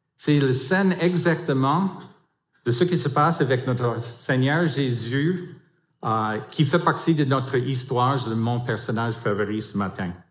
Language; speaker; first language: French; non-native, fluent; English